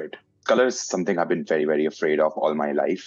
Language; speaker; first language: English; non-native, local second language; Hindi